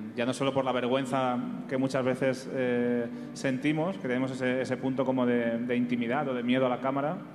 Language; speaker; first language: Spanish; native; Spanish